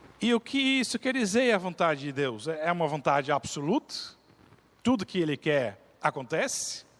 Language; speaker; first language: Portuguese; non-native, fluent; Dutch